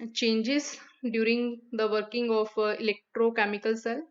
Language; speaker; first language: English; non-native, local second language; Punjabi